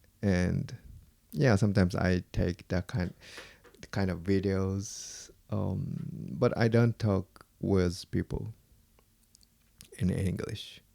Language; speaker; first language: English; non-native, fluent; Japanese